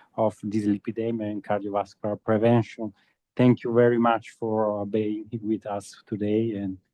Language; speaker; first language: English; non-native, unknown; Italian